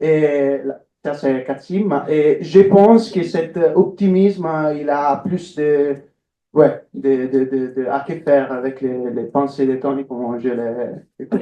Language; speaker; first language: French; non-native, fluent; Italian